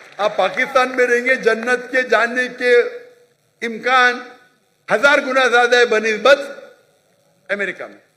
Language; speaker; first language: Hindi; non-native, local second language; Konkani